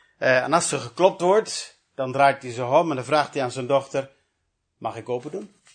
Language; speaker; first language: Dutch; early bilingual, other home language; English